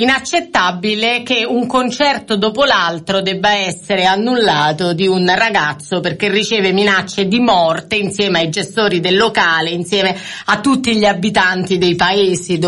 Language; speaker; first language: Italian; native; Italian